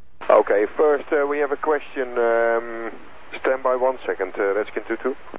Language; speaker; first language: English; non-native, fluent; Dutch